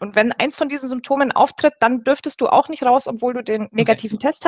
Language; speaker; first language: German; native; German